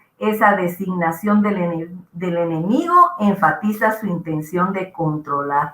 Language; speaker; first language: Spanish; native; Spanish